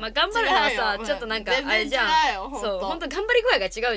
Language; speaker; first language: Japanese; native; Japanese